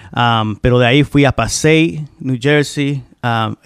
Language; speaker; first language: Spanish; early bilingual, heritage; Spanish